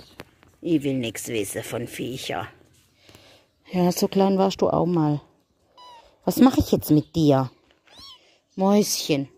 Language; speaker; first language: German; native; German